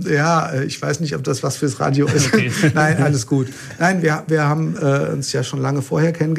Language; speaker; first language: German; native; German